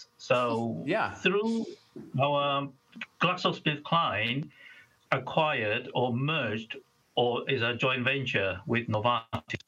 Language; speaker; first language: English; non-native, local second language; Chinese